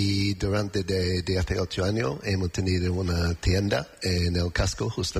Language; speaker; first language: Spanish; non-native, learner; English